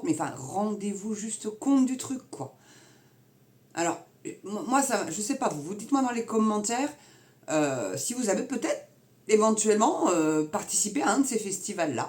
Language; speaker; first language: French; native; French